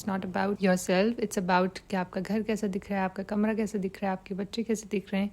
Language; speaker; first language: Urdu; native; Urdu